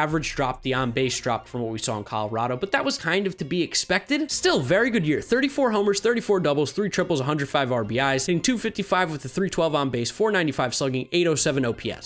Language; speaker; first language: English; native; English